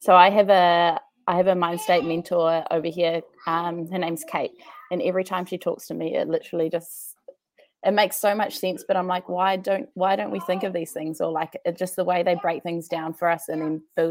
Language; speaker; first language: English; native; English